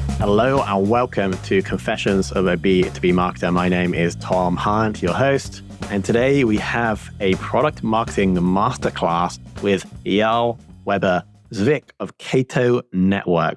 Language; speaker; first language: English; native; English